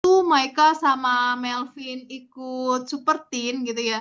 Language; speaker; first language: Indonesian; native; Indonesian